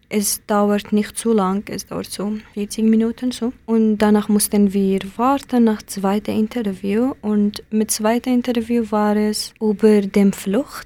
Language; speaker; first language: German; non-native, learner; Kurdish